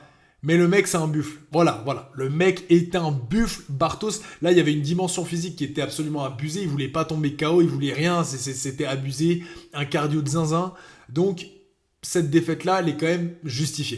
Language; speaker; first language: French; native; French